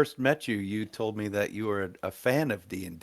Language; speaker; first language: English; native; English